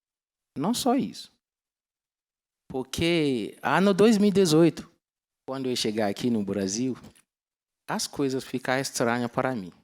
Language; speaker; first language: Portuguese; non-native, learner; Yoruba